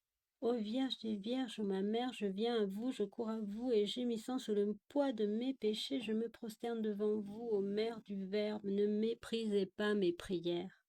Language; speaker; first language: French; native; French